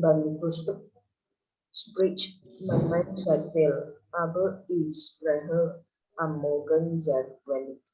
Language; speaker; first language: German; non-native, learner; Indonesian